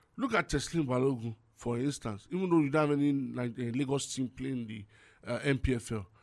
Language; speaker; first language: English; non-native, local second language; Yoruba